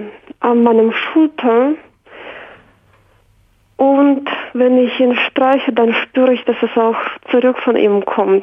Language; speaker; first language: German; non-native, fluent; Russian